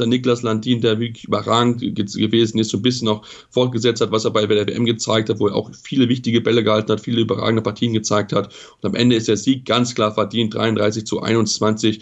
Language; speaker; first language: German; native; German